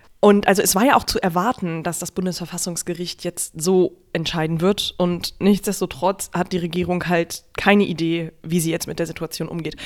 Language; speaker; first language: German; native; German